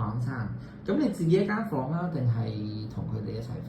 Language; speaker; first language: Cantonese; native; Cantonese